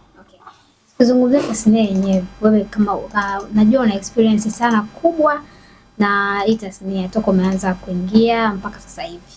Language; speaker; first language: Swahili; native; Swahili